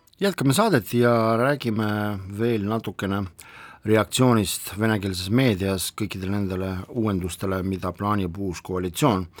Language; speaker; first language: Estonian; non-native, local second language; Russian